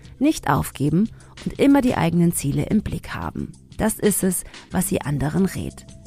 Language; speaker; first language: German; early bilingual, other home language; Tigrinya